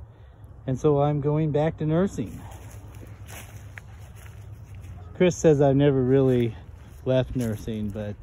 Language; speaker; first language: English; native; English